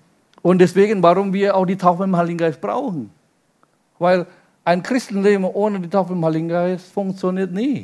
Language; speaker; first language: German; non-native, fluent; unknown